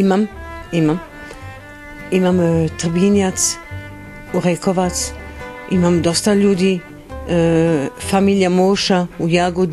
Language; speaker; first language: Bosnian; non-native, learner; French